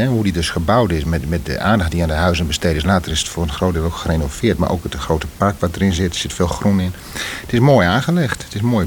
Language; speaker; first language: Dutch; native; Dutch